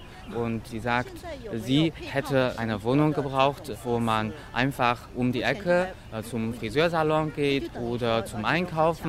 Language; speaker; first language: German; non-native, fluent; Chinese